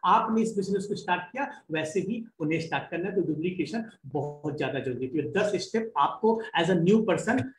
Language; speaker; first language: Hindi; native; Hindi